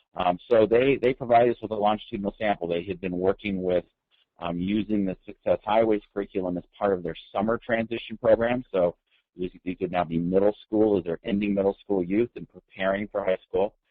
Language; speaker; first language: English; native; English